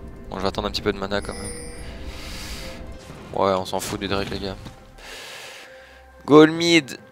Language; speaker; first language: French; native; French